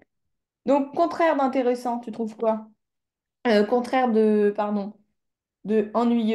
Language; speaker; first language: French; native; French